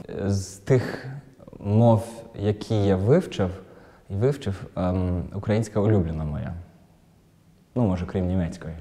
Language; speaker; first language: Ukrainian; non-native, fluent; German